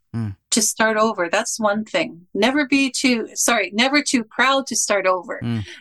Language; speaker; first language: English; native; English